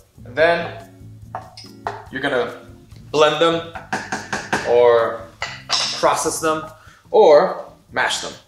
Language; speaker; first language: English; native; English